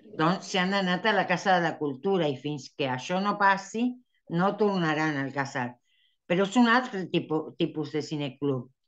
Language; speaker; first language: Catalan; early bilingual, heritage; Spanish